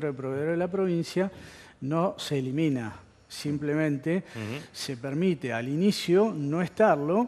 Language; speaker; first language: Spanish; native; Spanish